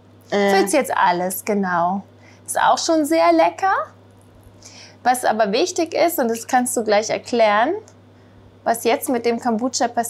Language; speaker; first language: German; native; German